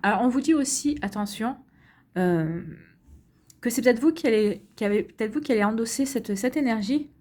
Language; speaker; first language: French; native; French